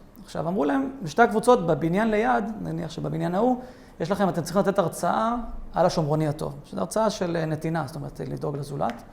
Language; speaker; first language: Hebrew; native; Hebrew